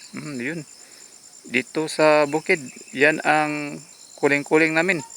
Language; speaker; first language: Filipino; non-native, local second language; Cebuano